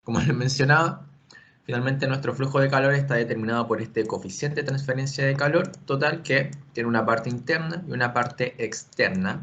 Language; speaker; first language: Spanish; native; Spanish